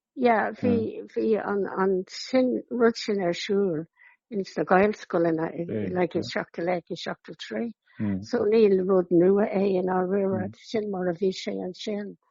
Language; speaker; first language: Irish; non-native, local second language; English